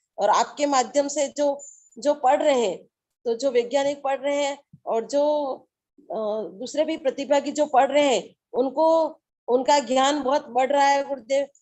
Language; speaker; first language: Hindi; native; Hindi